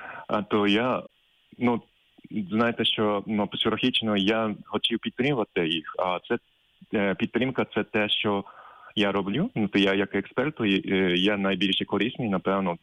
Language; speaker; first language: Ukrainian; non-native, fluent; Japanese